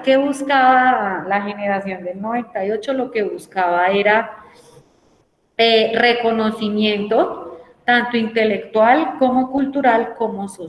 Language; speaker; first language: Spanish; native; Spanish